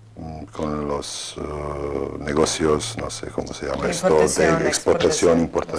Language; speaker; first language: Spanish; non-native, fluent; Bosnian